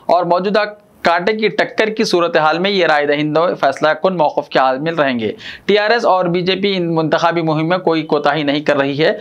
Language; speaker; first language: Urdu; native; Urdu